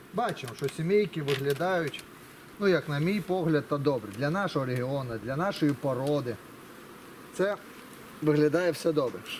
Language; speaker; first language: Ukrainian; non-native, local second language; Russian